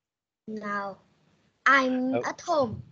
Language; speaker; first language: English; non-native, learner; Vietnamese